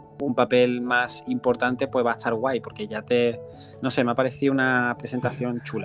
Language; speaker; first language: Spanish; native; Spanish